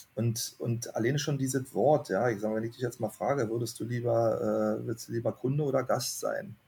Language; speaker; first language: German; native; German